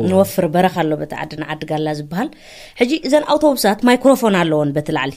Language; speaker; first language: Tigrinya; native; Tigrinya